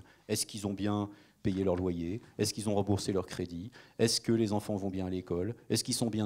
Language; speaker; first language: French; native; French